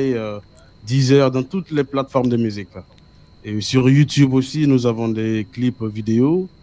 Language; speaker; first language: French; non-native, local second language; Mossi